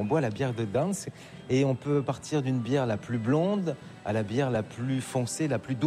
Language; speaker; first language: French; native; French